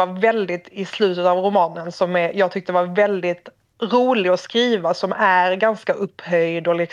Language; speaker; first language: Swedish; native; Swedish